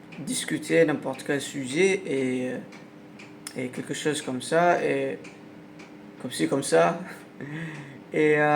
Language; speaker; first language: French; non-native, learner; Arabic